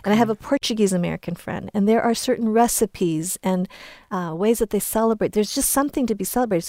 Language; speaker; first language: English; early bilingual, other home language; Chinese